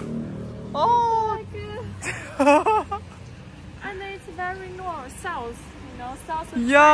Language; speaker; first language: English; non-native, learner; Chinese